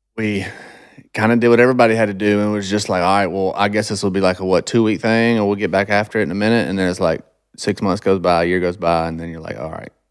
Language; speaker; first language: English; native; English